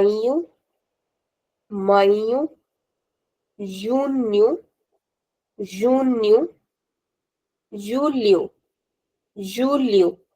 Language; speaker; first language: Portuguese; non-native, fluent; Hindi